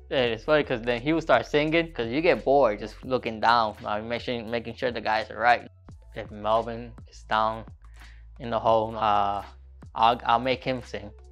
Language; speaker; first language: English; non-native, fluent; Spanish